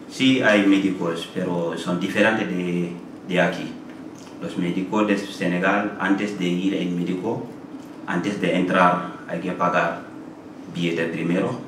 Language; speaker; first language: Spanish; non-native, learner; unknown